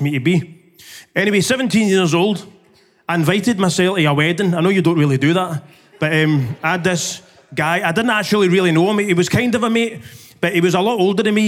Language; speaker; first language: English; native; English